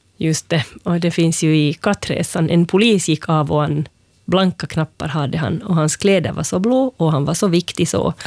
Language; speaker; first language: Swedish; native; Swedish